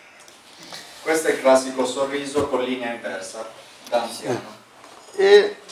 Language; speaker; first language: Italian; native; Italian